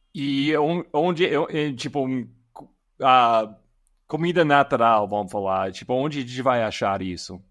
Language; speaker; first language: Portuguese; non-native, fluent; English